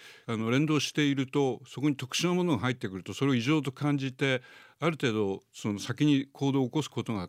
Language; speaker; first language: Japanese; native; Japanese